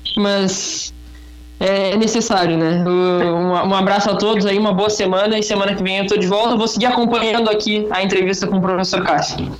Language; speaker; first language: Portuguese; native; Portuguese